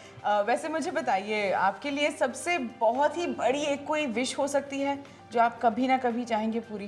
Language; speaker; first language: Hindi; native; Hindi